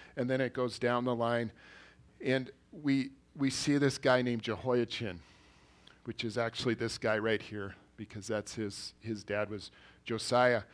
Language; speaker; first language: English; early bilingual, other home language; Norwegian